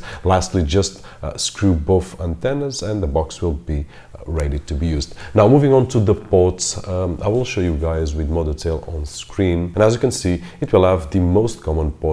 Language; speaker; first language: English; non-native, fluent; Portuguese